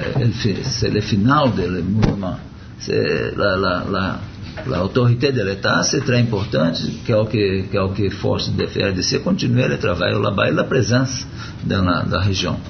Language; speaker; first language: French; non-native, learner; Portuguese